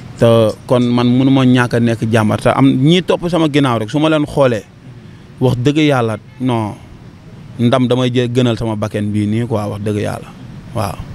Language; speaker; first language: Wolof; non-native, local second language; Jola-Fonyi